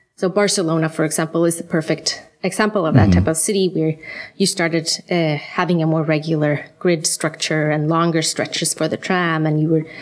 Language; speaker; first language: English; non-native, fluent; Swedish